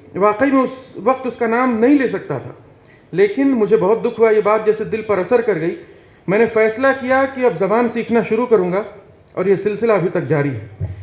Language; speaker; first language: Hindi; native; Hindi